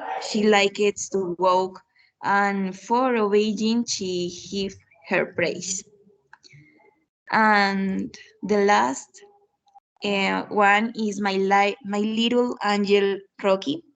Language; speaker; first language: English; non-native, learner; Spanish